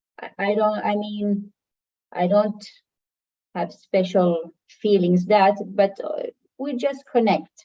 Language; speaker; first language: English; non-native, fluent; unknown